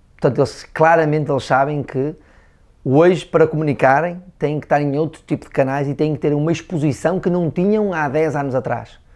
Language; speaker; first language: Portuguese; native; Portuguese